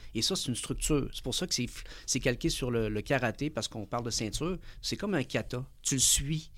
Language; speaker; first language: French; early bilingual, other home language; Spanish